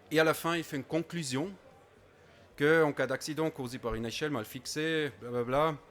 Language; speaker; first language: French; non-native, fluent; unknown